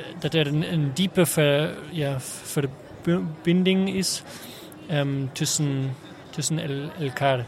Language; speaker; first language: Dutch; non-native, learner; German